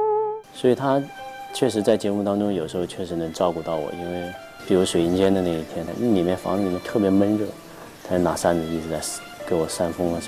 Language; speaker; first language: Chinese; native; Chinese